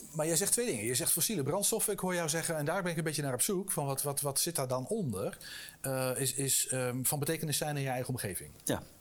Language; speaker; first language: Dutch; native; Dutch